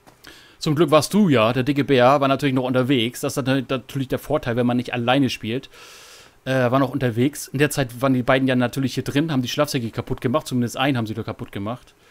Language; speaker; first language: German; native; German